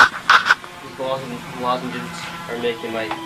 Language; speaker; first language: English; native; English